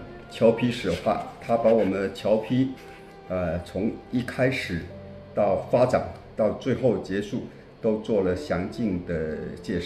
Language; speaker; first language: Chinese; non-native, local second language; Min Nan Chinese